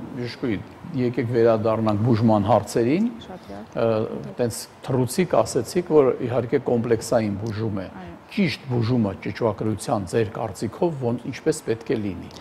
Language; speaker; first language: Armenian; native; Armenian